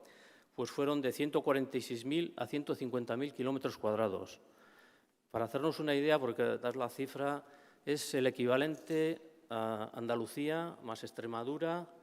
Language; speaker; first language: Spanish; native; Spanish